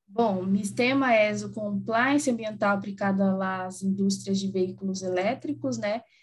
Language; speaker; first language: Spanish; non-native, learner; Portuguese